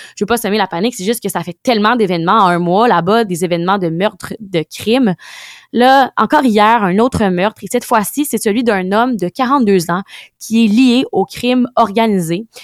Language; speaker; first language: French; native; French